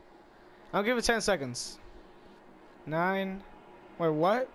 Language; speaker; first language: English; native; English